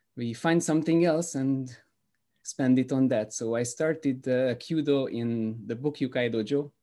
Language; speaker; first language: English; non-native, fluent; Hungarian